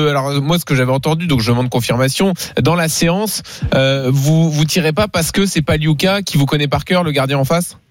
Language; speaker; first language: French; native; French